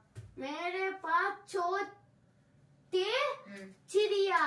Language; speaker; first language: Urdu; non-native, local second language; Tamil